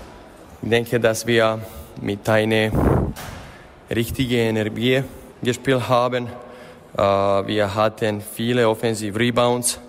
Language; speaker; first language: German; non-native, fluent; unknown